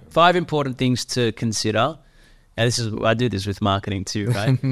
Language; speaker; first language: English; native; English